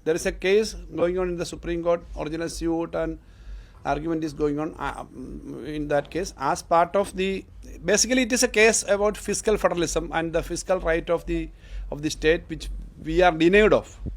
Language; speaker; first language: English; non-native, local second language; Malayalam